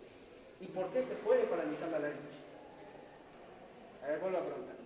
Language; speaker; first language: Spanish; native; Spanish